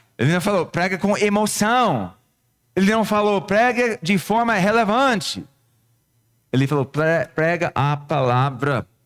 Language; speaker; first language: Portuguese; non-native, fluent; English